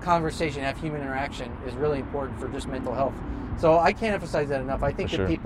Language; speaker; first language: English; native; English